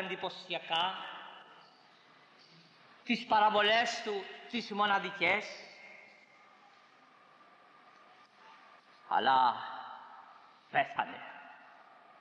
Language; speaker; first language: Greek; native; Greek